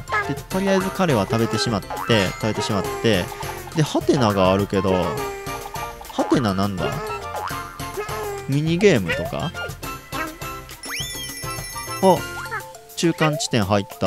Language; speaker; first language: Japanese; native; Japanese